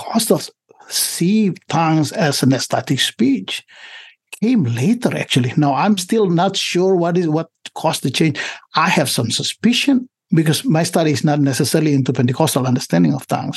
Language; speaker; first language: English; non-native, fluent; Indonesian